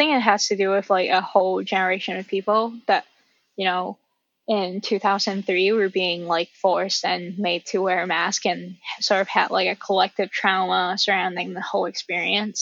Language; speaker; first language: English; non-native, local second language; Cantonese